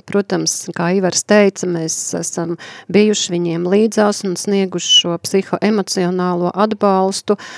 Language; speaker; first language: Latvian; native; Latvian